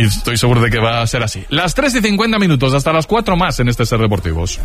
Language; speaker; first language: Spanish; native; Spanish